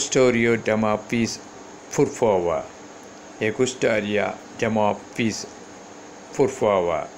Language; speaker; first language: Portuguese; non-native, learner; Tamil